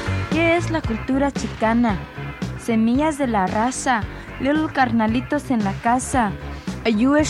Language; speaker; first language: Spanish; early bilingual, heritage; Spanish